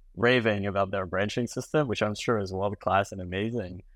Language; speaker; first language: English; native; English